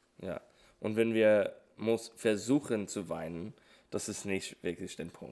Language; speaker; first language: German; non-native, fluent; English